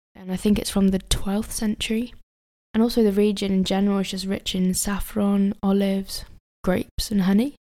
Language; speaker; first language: English; native; English